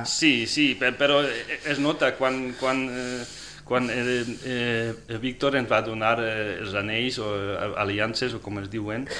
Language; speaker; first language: Catalan; non-native, fluent; Dutch